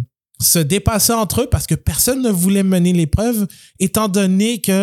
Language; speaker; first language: French; native; French